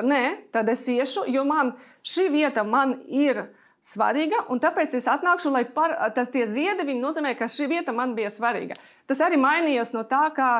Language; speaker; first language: Latvian; non-native, local second language; Russian